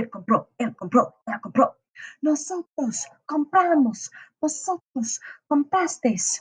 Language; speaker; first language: Spanish; non-native, fluent; English